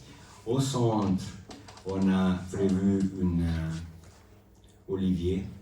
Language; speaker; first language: French; non-native, local second language; Italian